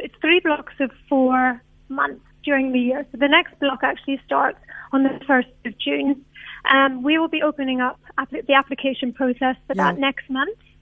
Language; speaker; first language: English; native; English